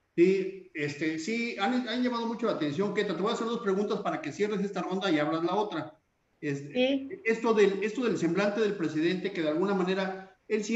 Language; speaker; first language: Spanish; native; Spanish